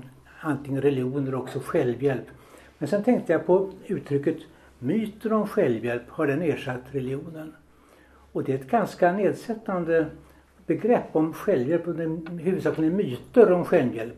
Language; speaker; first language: Swedish; native; Swedish